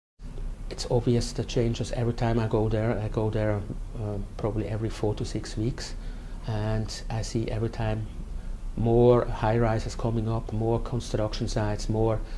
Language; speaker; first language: English; non-native, fluent; German